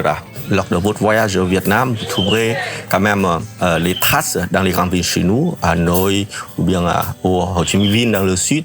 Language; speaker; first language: French; non-native, fluent; Vietnamese